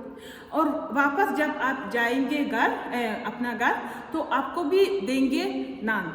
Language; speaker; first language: Hindi; non-native, fluent; Uzbek